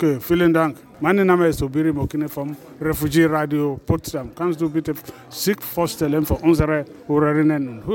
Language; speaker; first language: German; non-native, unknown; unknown